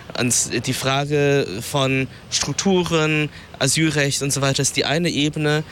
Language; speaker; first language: German; early bilingual, other home language; Vietnamese